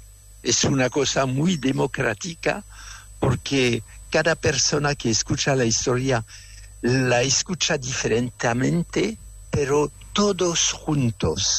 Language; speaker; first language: Spanish; non-native, fluent; French